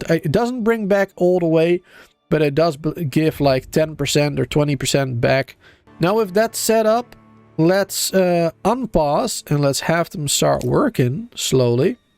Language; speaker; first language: English; native; English